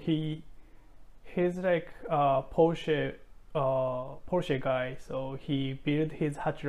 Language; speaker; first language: English; non-native, fluent; Japanese